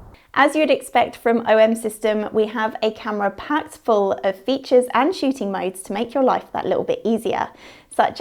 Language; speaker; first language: English; native; English